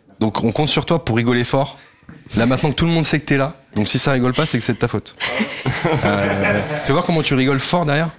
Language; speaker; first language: French; native; French